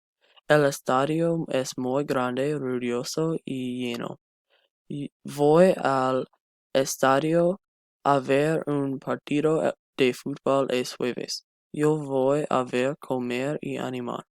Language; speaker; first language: Spanish; non-native, learner; English